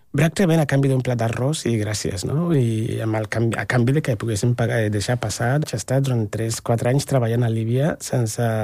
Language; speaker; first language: Catalan; non-native, fluent; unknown